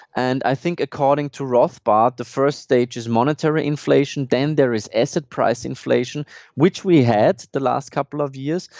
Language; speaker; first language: English; non-native, fluent; German